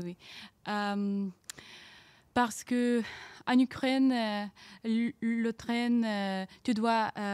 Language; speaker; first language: French; non-native, learner; Ukrainian